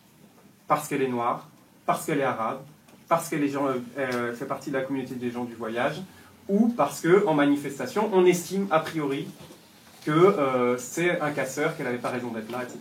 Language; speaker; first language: French; native; French